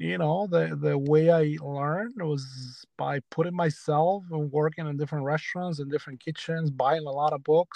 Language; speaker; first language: English; early bilingual, other home language; Spanish